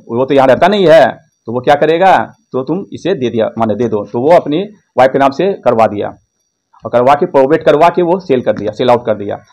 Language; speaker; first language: Hindi; native; Hindi